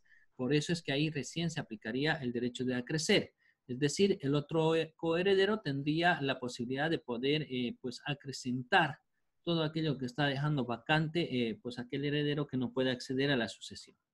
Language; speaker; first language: Spanish; native; Spanish